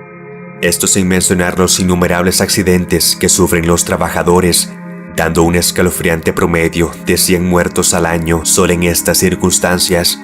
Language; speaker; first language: Spanish; native; Spanish